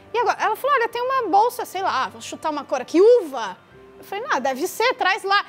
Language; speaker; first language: Portuguese; native; Portuguese